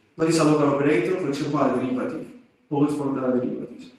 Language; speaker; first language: English; non-native, fluent; Spanish